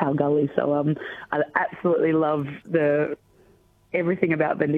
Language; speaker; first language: English; native; English